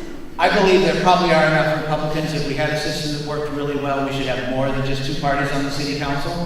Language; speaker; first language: English; native; English